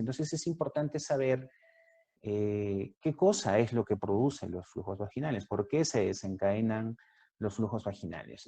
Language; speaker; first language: Spanish; native; Spanish